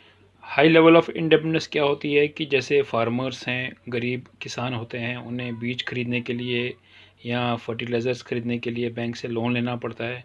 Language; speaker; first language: Hindi; non-native, local second language; Kashmiri